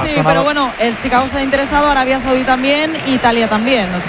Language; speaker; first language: Spanish; native; Spanish